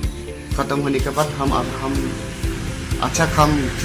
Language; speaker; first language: Hindi; non-native, local second language; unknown